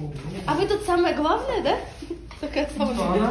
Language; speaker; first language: Russian; native; Russian